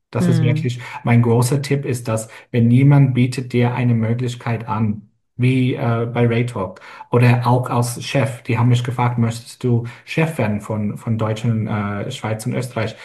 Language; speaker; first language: German; non-native, fluent; English